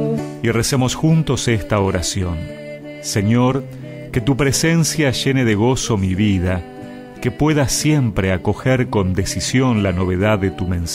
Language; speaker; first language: Spanish; native; Spanish